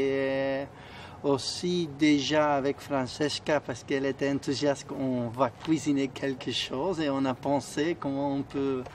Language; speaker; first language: French; non-native, fluent; Spanish